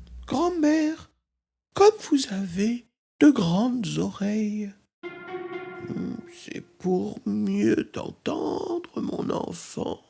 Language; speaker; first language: French; native; French